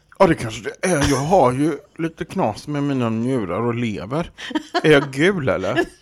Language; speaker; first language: Swedish; native; Swedish